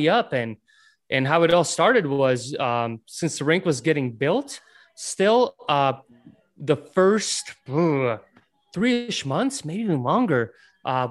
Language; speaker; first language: English; non-native, fluent; Latvian